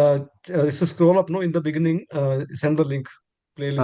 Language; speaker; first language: Kannada; non-native, learner; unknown